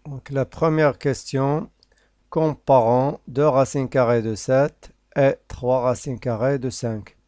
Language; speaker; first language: French; non-native, local second language; Arabic